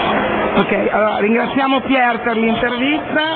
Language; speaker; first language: Italian; native; Italian